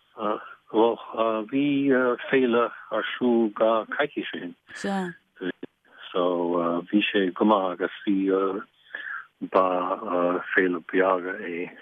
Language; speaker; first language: Irish; non-native, learner; English